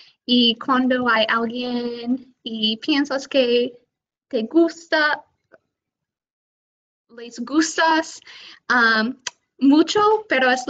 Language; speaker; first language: Spanish; non-native, fluent; English